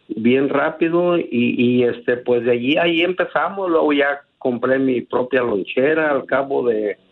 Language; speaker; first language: Spanish; native; Spanish